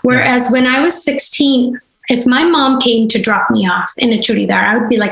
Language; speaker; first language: English; non-native, local second language; Gujarati